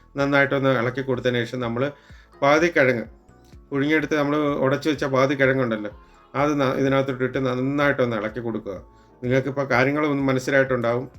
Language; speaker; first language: Malayalam; native; Malayalam